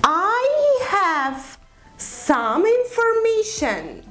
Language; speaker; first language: English; non-native, fluent; Azerbaijani